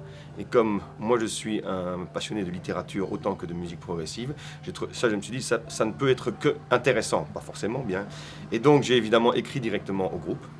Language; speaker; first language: French; native; French